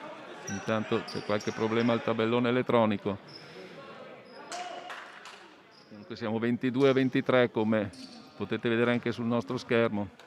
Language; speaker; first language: Italian; native; Italian